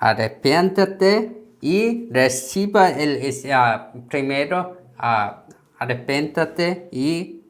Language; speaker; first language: Spanish; non-native, learner; Korean